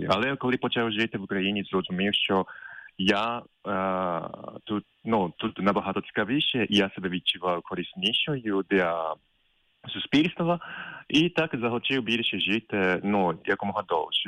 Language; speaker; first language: Ukrainian; non-native, fluent; Japanese